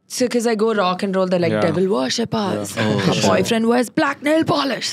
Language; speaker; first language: English; non-native, local second language; Tamil